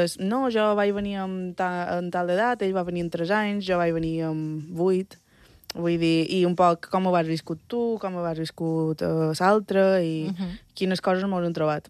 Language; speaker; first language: Catalan; early bilingual, other home language; Spanish